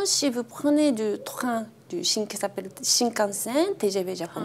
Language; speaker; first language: French; non-native, fluent; Japanese